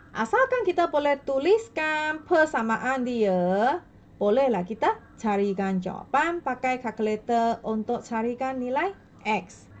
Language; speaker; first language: Malay; non-native, local second language; Chinese